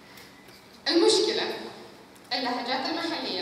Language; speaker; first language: Arabic; native; Arabic